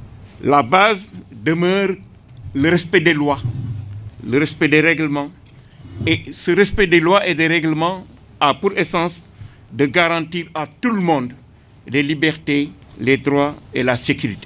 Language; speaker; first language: French; non-native, local second language; Wolof